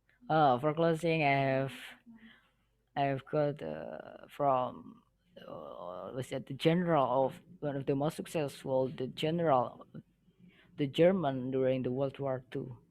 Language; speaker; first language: English; non-native, learner; Indonesian